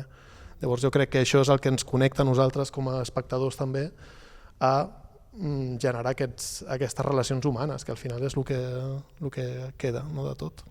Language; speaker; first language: Catalan; native; Catalan